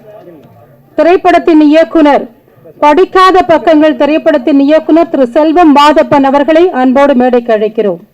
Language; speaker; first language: Tamil; native; Tamil